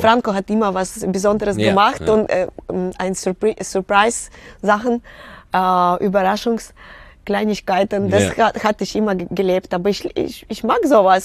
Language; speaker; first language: German; non-native, fluent; Russian